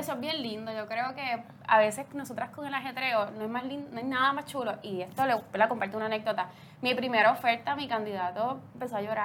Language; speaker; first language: Spanish; native; Spanish